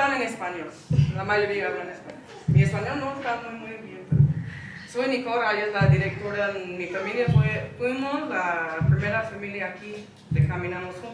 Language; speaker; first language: Spanish; non-native, learner; English